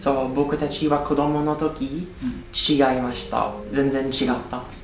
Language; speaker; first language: Japanese; non-native, learner; English